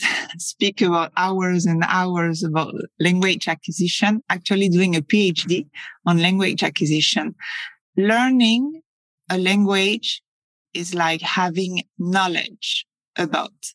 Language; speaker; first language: English; non-native, fluent; French